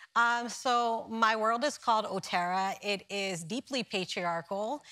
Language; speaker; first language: English; native; English